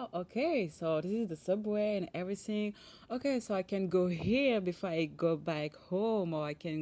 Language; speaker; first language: English; non-native, fluent; French